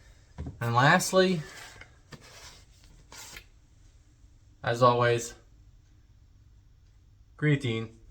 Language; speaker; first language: English; native; English